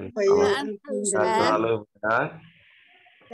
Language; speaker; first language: Indonesian; native; Indonesian